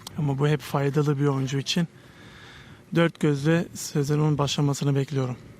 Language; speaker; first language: Turkish; early bilingual, heritage; Turkish